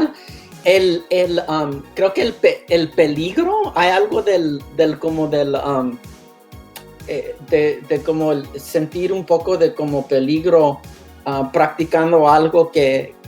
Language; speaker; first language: Spanish; early bilingual, heritage; Spanish